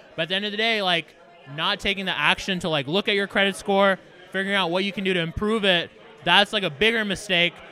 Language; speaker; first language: English; native; English